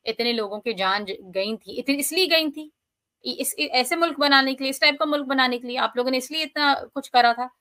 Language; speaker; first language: Hindi; early bilingual, heritage; Hindi